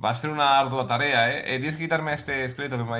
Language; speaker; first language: Spanish; native; Spanish